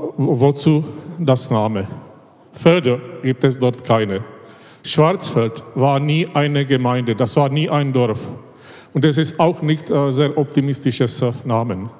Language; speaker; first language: German; non-native, fluent; Czech